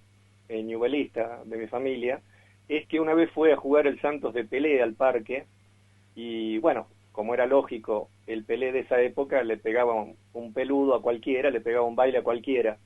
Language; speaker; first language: Spanish; native; Spanish